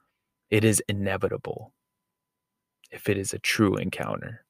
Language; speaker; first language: English; native; English